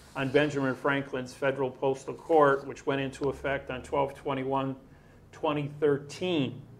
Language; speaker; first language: English; native; English